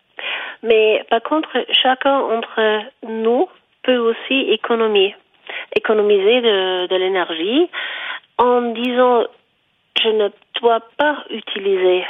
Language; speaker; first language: French; non-native, fluent; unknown